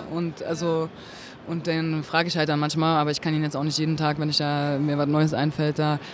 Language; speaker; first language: German; native; German